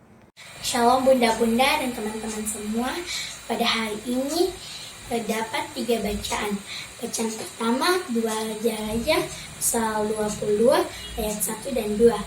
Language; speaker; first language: Indonesian; native; Indonesian